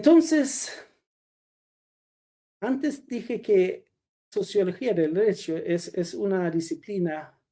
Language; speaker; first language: Spanish; non-native, fluent; Swedish